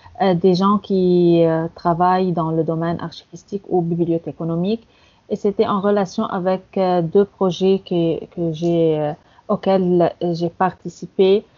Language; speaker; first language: French; non-native, fluent; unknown